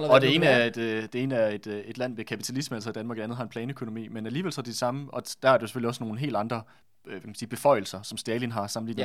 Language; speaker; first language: Danish; native; Danish